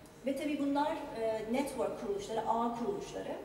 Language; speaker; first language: Turkish; native; Turkish